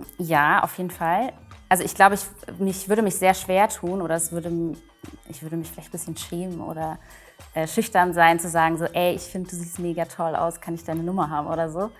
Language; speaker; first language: German; early bilingual, other home language; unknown